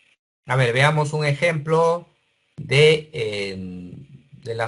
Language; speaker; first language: Spanish; native; Spanish